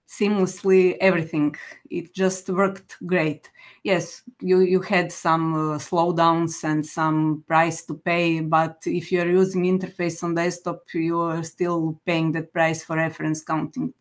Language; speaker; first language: English; non-native, fluent; Croatian